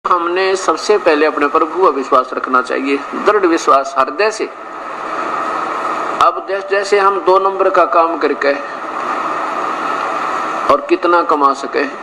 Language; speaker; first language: Hindi; non-native, local second language; Haryanvi